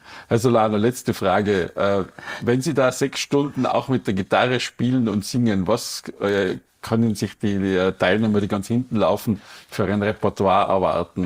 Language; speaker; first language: German; native; German